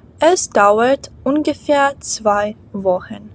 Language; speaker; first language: German; non-native, fluent; Ukrainian